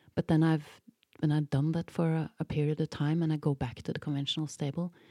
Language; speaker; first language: English; non-native, fluent; Norwegian